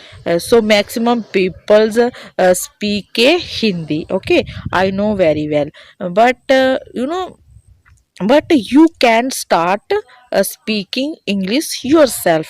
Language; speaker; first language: English; non-native, learner; Hindi